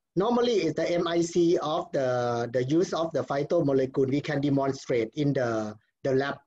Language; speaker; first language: English; non-native, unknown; Thai